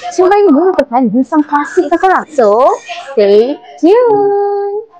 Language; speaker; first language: Malay; native; Malay